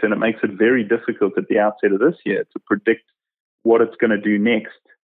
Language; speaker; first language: English; native; English